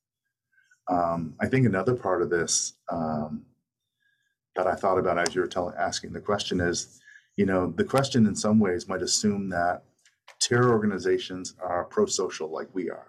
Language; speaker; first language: English; native; English